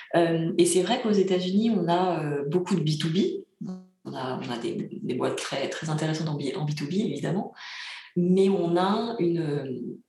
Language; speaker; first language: French; early bilingual, other home language; Bulgarian